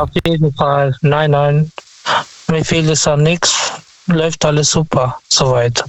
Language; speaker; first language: German; non-native, fluent; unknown